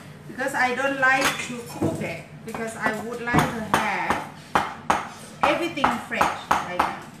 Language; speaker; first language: English; non-native, learner; Thai